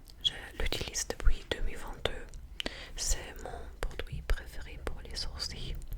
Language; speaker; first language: French; non-native, fluent; English